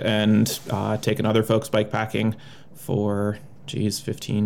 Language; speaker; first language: English; native; English